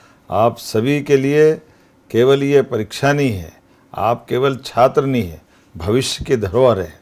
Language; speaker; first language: Hindi; native; Hindi